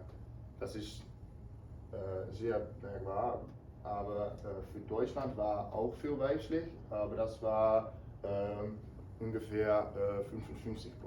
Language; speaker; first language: German; non-native, learner; Dutch